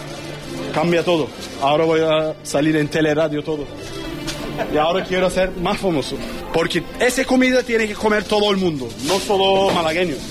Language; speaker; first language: Spanish; non-native, learner; Turkish